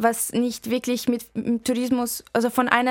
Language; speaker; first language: German; non-native, fluent; Russian